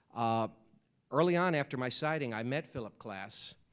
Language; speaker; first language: English; native; English